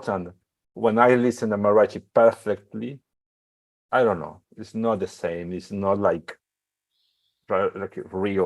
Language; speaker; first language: English; non-native, learner; Spanish